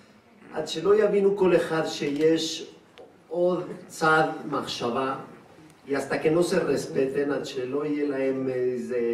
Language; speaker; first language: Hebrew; non-native, fluent; Spanish